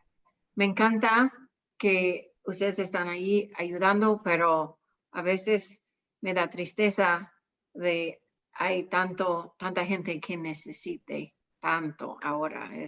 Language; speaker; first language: Spanish; non-native, learner; English